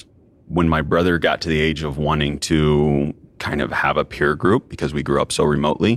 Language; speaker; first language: English; native; English